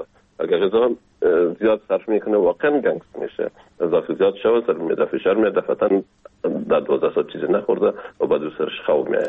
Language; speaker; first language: Persian; native; Persian